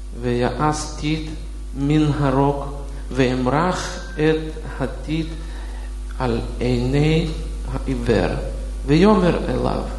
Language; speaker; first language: Hebrew; non-native, fluent; Russian